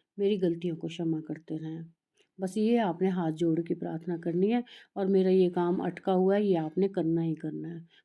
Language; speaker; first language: Hindi; native; Hindi